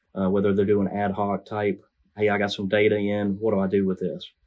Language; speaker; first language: English; native; English